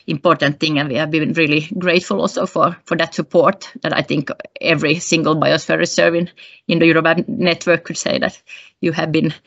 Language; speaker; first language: English; non-native, fluent; Finnish